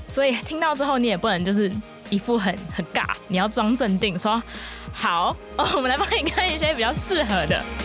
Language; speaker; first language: Chinese; native; Chinese